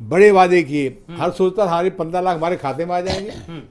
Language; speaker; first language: Hindi; native; Hindi